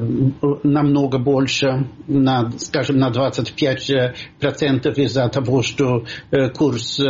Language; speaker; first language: Russian; non-native, fluent; Swedish